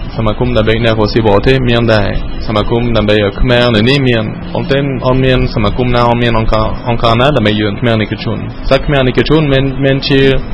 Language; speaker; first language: Khmer; early bilingual, heritage; Khmer